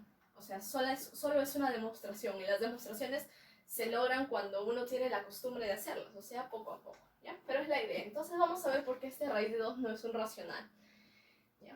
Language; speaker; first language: Spanish; native; Spanish